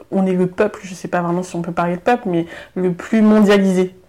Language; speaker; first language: French; native; French